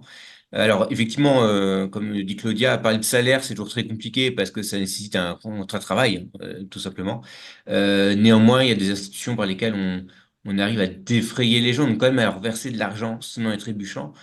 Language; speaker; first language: French; native; French